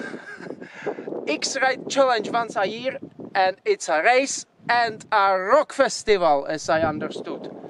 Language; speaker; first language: English; non-native, fluent; Czech